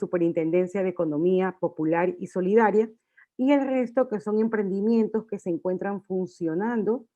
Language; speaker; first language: Spanish; native; Spanish